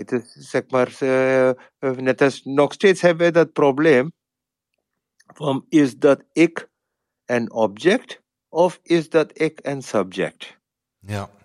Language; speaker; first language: Dutch; non-native, learner; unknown